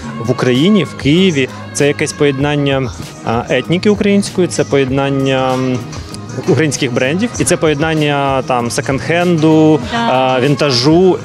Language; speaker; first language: Ukrainian; non-native, local second language; Russian